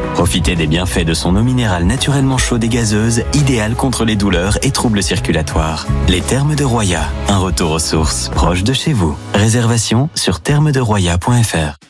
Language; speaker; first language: French; native; French